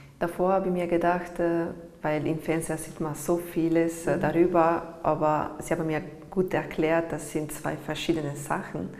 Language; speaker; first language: German; non-native, learner; Italian